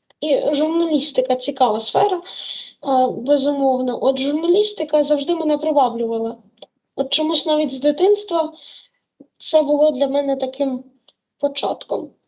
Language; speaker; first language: Ukrainian; native; Ukrainian